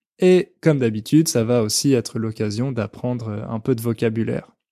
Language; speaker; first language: French; native; French